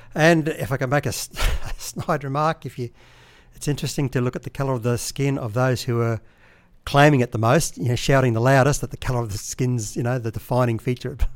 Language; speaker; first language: English; native; English